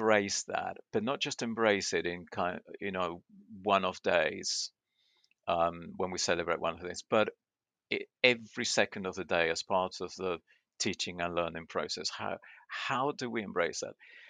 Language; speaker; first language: English; early bilingual, other home language; Spanish